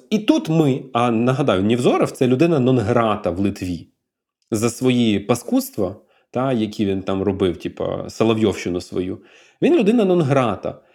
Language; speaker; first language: Ukrainian; native; Ukrainian